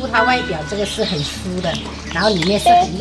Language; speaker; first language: Chinese; native; Chinese